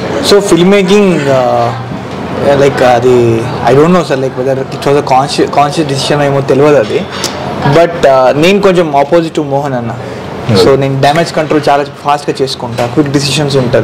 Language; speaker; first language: Telugu; native; Telugu